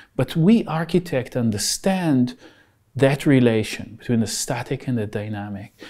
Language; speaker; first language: English; non-native, fluent; Hebrew